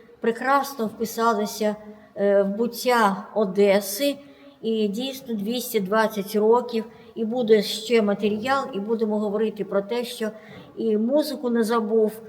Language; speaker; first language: Ukrainian; non-native, local second language; Russian